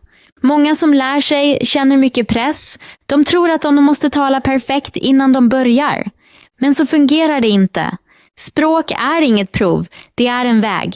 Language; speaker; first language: Swedish; non-native, fluent; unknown